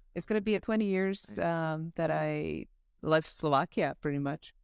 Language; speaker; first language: English; non-native, fluent; Slovak